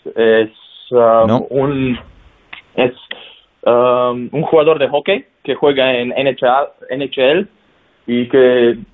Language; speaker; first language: Spanish; non-native, fluent; Slovenian